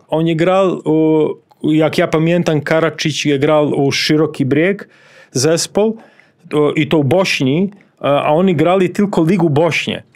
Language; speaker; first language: Polish; non-native, learner; Serbian